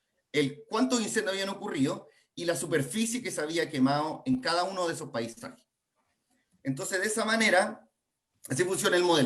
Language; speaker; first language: Spanish; native; Spanish